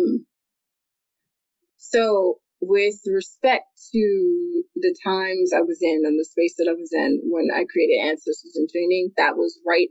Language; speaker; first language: English; native; English